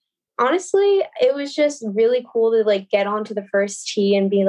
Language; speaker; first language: English; native; English